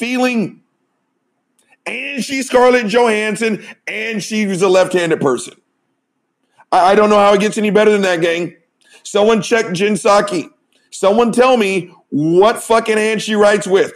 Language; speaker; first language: English; native; English